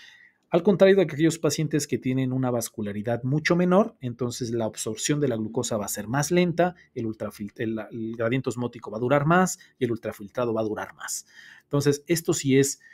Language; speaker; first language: Spanish; native; Spanish